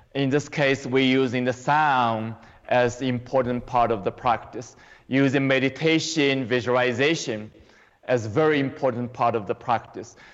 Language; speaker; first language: English; non-native, fluent; Chinese